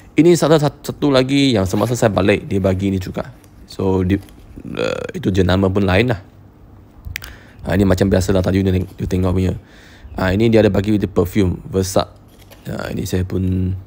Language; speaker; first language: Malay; non-native, local second language; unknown